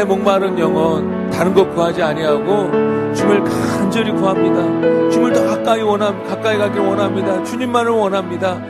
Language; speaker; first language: Korean; native; Korean